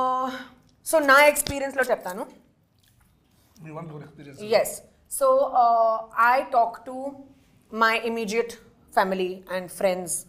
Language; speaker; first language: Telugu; non-native, learner; Hindi